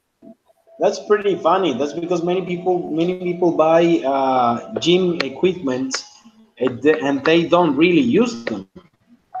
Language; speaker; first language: English; non-native, fluent; Spanish